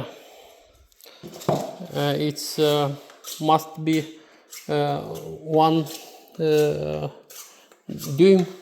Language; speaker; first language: English; non-native, learner; Ukrainian